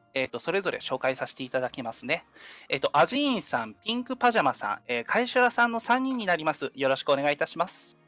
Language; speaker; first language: Japanese; native; Japanese